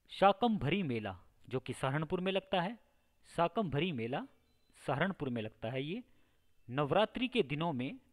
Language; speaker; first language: Hindi; native; Hindi